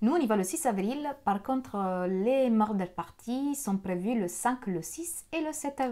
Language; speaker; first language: French; native; French